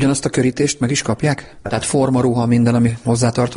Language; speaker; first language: Hungarian; native; Hungarian